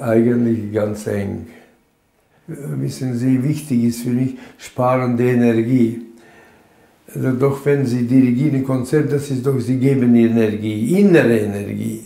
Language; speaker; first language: German; non-native, fluent; Latvian